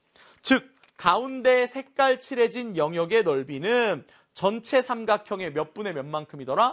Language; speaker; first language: Korean; native; Korean